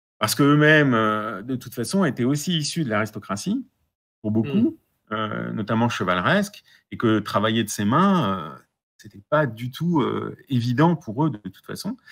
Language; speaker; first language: French; native; French